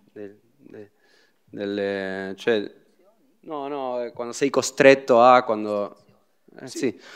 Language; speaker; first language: Italian; non-native, fluent; Spanish